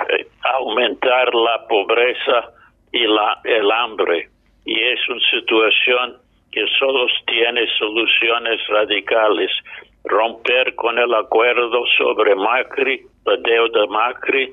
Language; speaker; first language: Spanish; non-native, fluent; English